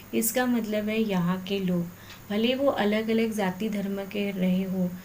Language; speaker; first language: Hindi; non-native, local second language; Marathi